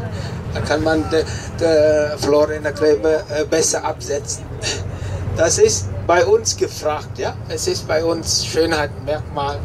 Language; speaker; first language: German; non-native, fluent; Vietnamese